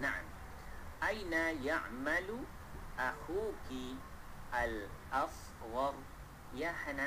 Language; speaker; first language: Arabic; non-native, fluent; Malay